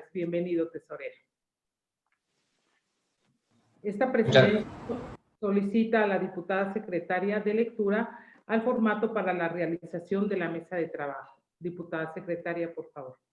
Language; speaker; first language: Spanish; native; Spanish